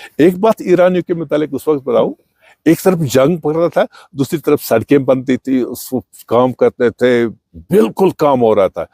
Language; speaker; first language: Urdu; non-native, local second language; Kashmiri